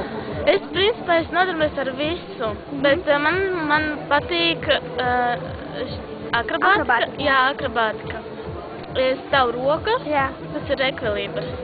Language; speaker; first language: Latvian; non-native, local second language; Russian